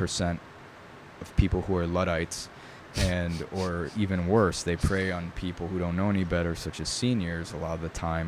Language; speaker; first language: English; early bilingual, other home language; Italian